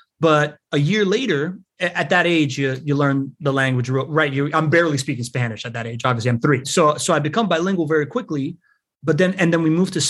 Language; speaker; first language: English; early bilingual, other home language; Spanish